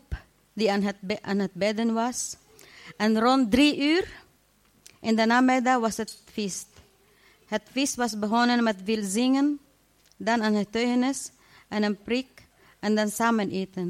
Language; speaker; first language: Dutch; non-native, fluent; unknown